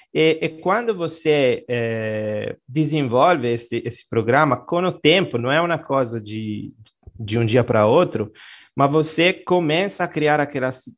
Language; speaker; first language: Portuguese; non-native, fluent; Italian